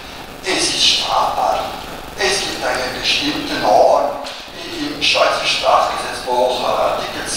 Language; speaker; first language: German; non-native, local second language; Italian